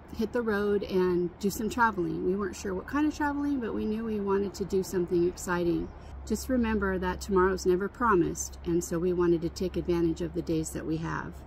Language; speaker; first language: English; native; English